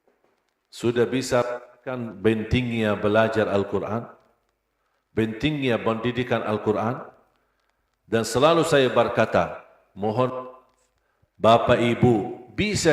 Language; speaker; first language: Indonesian; non-native, fluent; Arabic